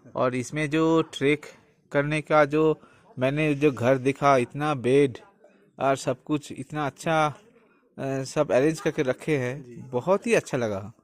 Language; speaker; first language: Hindi; non-native, local second language; Bangla